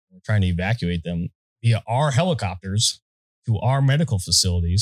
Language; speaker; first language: English; native; English